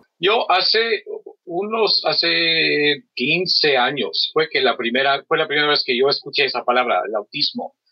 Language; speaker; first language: Spanish; non-native, fluent; English